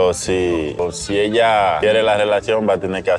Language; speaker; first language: Spanish; native; Spanish